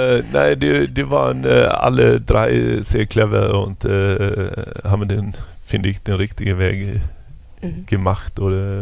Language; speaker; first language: German; non-native, fluent; Swedish